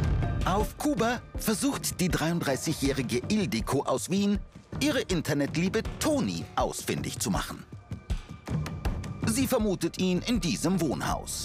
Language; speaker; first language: German; native; German